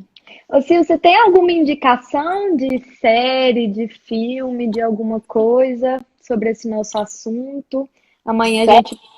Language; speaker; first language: Portuguese; native; Portuguese